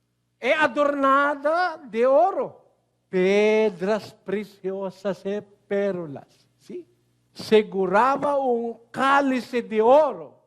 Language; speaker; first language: Portuguese; non-native, learner; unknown